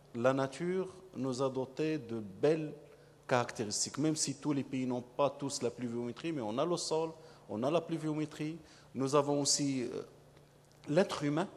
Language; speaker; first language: French; non-native, local second language; Arabic